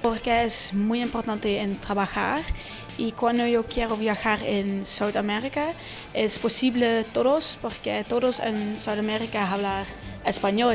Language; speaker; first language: Spanish; non-native, learner; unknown